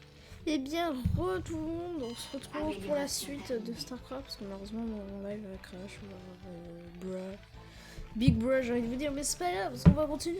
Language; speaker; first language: French; native; French